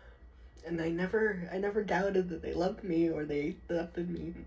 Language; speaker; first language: English; native; English